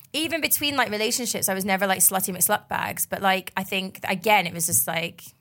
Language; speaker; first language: English; native; English